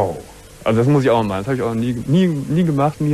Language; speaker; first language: German; native; German